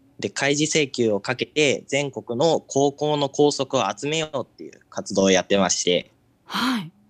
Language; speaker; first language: Japanese; native; Japanese